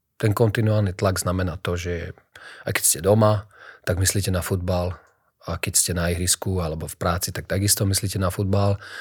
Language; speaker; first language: Slovak; native; Slovak